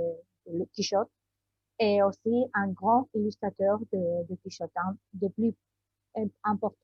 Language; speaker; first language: French; non-native, learner; Spanish